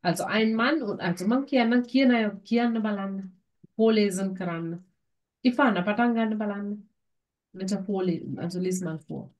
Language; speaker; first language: German; non-native, fluent; Sinhala